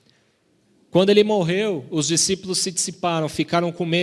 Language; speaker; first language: Portuguese; native; Portuguese